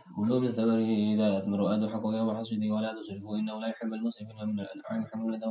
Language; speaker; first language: Arabic; non-native, learner; Indonesian